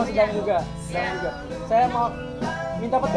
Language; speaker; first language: Indonesian; native; Indonesian